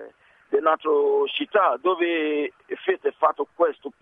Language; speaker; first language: Italian; non-native, learner; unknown